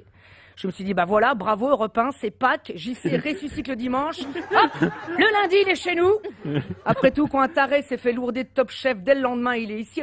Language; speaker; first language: French; native; French